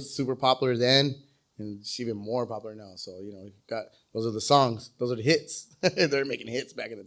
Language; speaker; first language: English; native; English